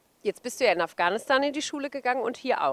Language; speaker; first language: German; native; German